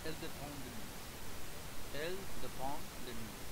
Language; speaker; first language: French; non-native, learner; Spanish